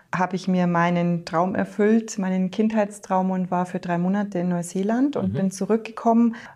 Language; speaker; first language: German; native; German